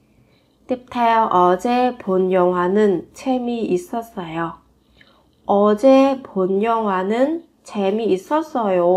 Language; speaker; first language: Korean; non-native, fluent; Vietnamese